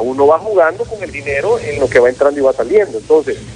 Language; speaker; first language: Spanish; native; Spanish